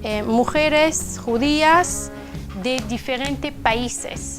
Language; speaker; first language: Spanish; non-native, fluent; French